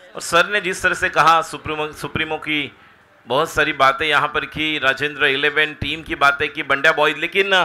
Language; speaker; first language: Hindi; non-native, local second language; Marathi